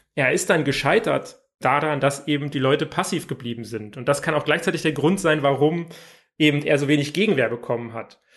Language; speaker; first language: German; native; German